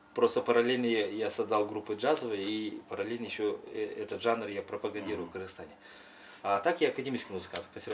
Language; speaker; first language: Russian; non-native, local second language; Kyrgyz